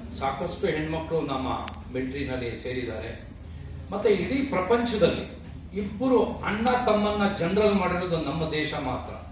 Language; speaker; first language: Kannada; non-native, local second language; Kodava